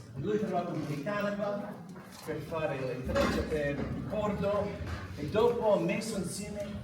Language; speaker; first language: Italian; non-native, learner; English